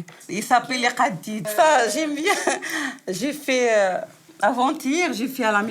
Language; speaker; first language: French; non-native, learner; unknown